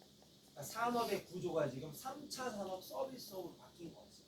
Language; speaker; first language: Korean; native; Korean